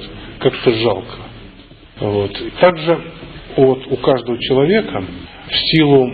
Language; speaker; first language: Russian; native; Russian